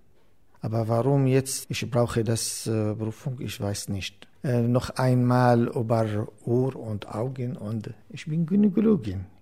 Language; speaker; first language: German; non-native, learner; Arabic